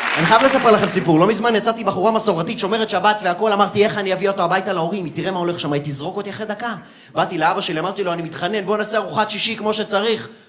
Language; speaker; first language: Hebrew; early bilingual, other home language; Russian